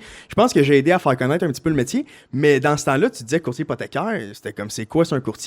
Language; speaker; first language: French; native; French